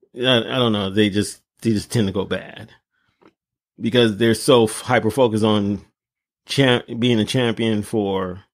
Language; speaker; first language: English; native; English